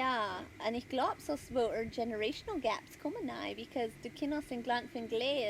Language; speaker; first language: German; early bilingual, heritage; Pennsylvania German